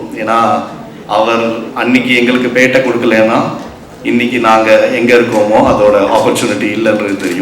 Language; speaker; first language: Tamil; native; Tamil